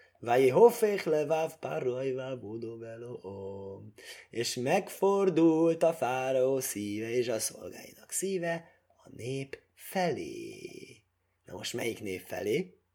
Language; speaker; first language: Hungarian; early bilingual, heritage; Hungarian